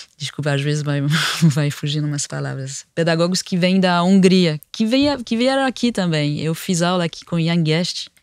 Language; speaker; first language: Portuguese; non-native, fluent; French